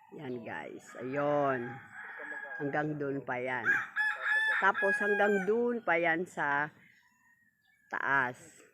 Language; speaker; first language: Filipino; non-native, local second language; Cebuano